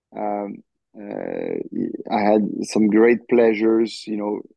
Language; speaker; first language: English; non-native, fluent; French